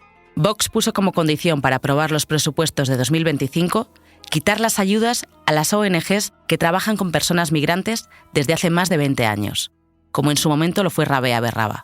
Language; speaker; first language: Spanish; native; Spanish